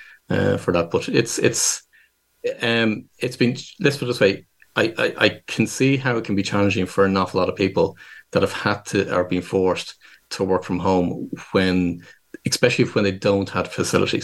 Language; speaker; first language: English; native; English